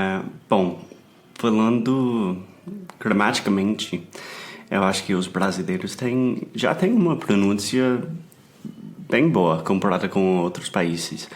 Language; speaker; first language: Portuguese; non-native, fluent; English